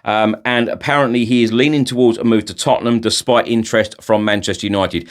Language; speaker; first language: English; native; English